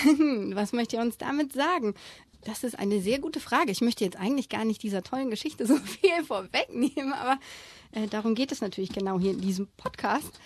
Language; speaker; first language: German; native; German